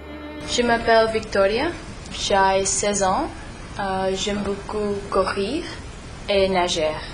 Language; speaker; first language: French; non-native, learner; English